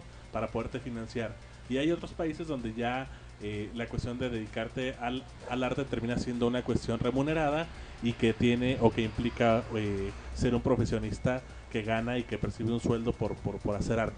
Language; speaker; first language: Spanish; native; Spanish